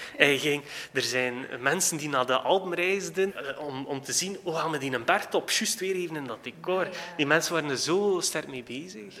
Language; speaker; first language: Dutch; native; Dutch